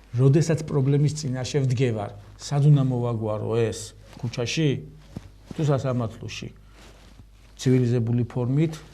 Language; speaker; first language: Georgian; native; Georgian